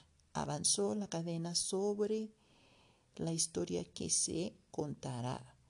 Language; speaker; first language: Spanish; non-native, learner; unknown